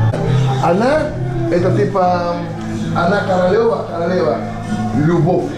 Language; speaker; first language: Russian; non-native, learner; Spanish